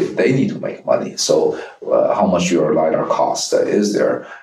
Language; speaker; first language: English; non-native, fluent; Chinese